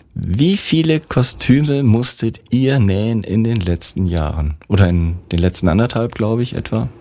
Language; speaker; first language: German; native; German